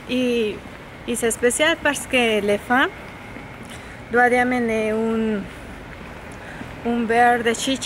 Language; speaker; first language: French; non-native, learner; Spanish